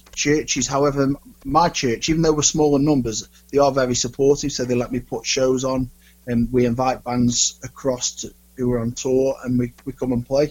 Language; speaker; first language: English; native; English